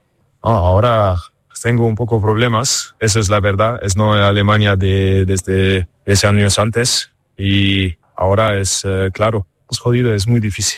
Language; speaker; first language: Spanish; non-native, learner; German